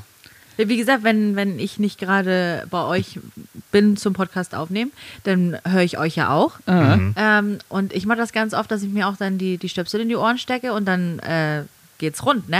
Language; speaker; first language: German; native; German